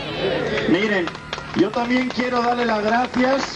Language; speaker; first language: Spanish; native; Spanish